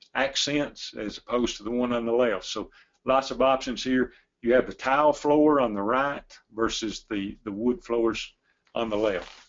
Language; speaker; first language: English; native; English